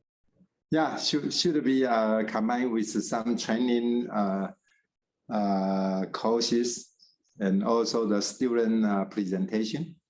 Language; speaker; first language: English; non-native, fluent; Chinese